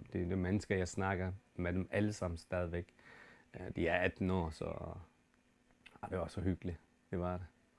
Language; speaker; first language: Danish; non-native, fluent; Turkish